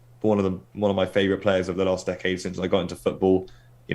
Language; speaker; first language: English; native; English